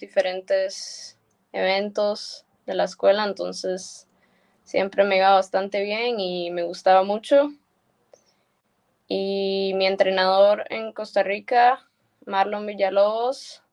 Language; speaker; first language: Spanish; early bilingual, heritage; Spanish